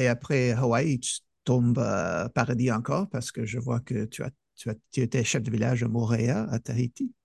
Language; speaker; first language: French; non-native, fluent; English